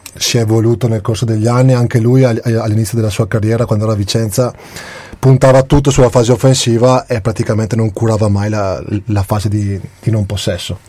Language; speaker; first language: Italian; native; Italian